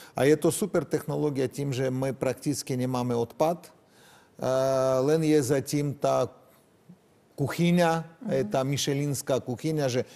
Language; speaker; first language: Slovak; non-native, fluent; Armenian